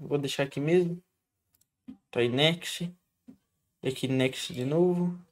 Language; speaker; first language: Portuguese; native; Portuguese